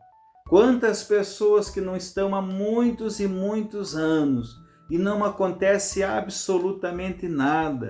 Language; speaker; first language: Portuguese; native; Portuguese